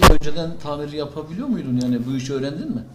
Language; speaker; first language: Turkish; native; Turkish